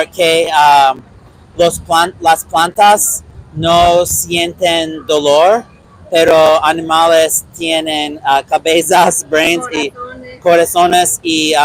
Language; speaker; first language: Spanish; non-native, learner; English